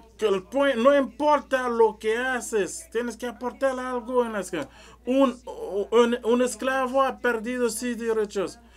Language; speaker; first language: Spanish; non-native, learner; French